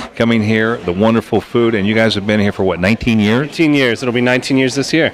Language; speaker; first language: English; native; English